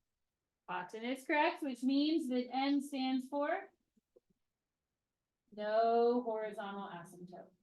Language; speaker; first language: English; native; English